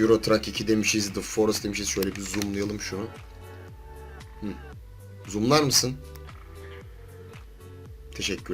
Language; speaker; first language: Turkish; native; Turkish